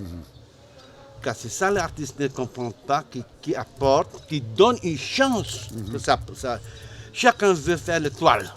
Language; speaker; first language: French; non-native, learner; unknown